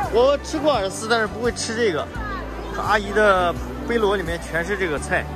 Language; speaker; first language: Chinese; native; Chinese